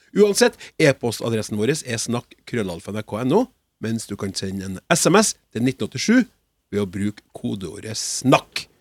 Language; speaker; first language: Norwegian; native; Norwegian